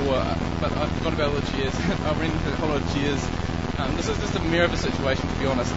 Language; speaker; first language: English; native; English